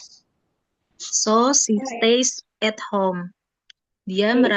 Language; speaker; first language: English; non-native, learner; Indonesian